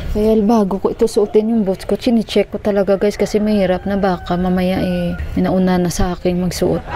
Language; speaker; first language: Filipino; native; Filipino